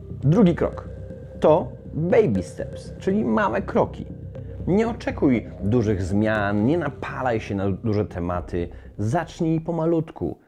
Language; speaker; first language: Polish; native; Polish